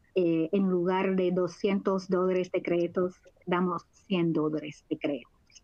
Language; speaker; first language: Spanish; non-native, fluent; English